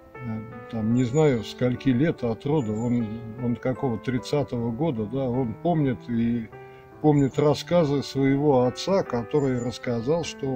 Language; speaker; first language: Russian; native; Russian